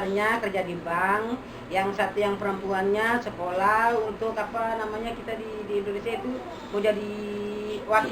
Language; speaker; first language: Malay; non-native, local second language; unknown